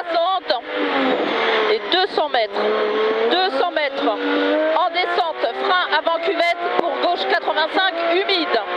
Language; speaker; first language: French; native; French